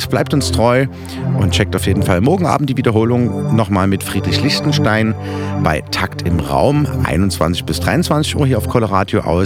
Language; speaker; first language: German; native; German